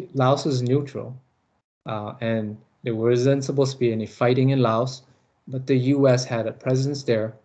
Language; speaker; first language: English; early bilingual, other home language; Lao